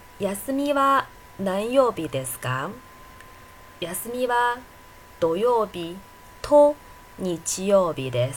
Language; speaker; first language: Japanese; non-native, fluent; Chinese